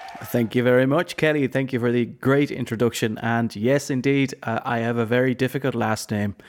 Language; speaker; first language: English; non-native, fluent; Low German